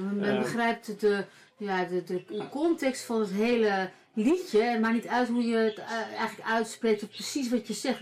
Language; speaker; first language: Dutch; native; Dutch